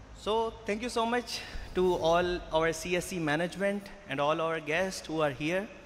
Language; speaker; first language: English; non-native, local second language; Urdu